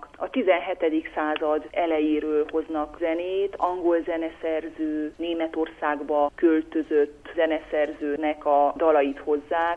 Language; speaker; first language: Hungarian; native; Hungarian